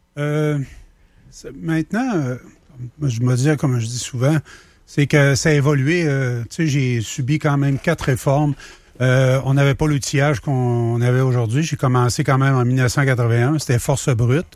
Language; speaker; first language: French; native; French